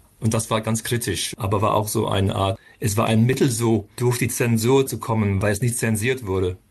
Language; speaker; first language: German; non-native, fluent; English